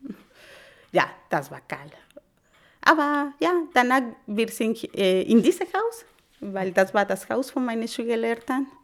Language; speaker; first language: German; non-native, learner; Spanish